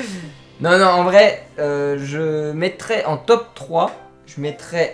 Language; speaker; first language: French; native; French